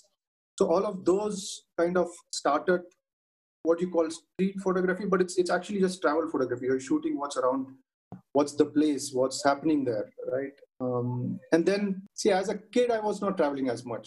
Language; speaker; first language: English; non-native, local second language; Tamil